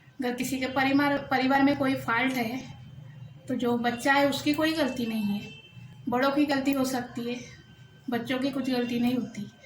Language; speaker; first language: Hindi; non-native, local second language; Marathi